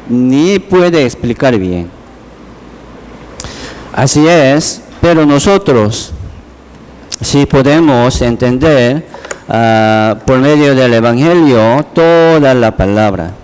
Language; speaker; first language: Spanish; non-native, learner; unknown